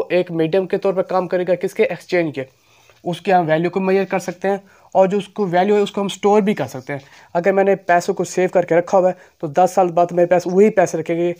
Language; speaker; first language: Urdu; non-native, local second language; Punjabi